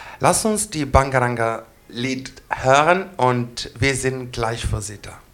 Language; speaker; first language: German; non-native, learner; Greek